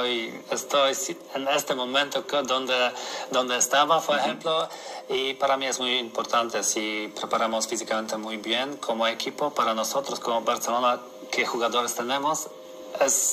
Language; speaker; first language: Spanish; non-native, learner; Polish